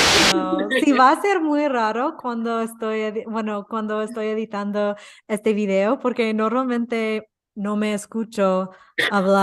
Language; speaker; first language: Spanish; non-native, fluent; English